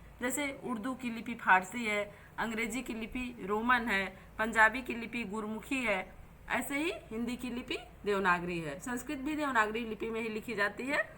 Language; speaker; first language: Hindi; native; Hindi